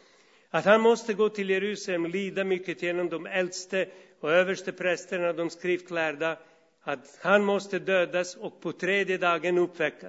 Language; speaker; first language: Swedish; non-native, fluent; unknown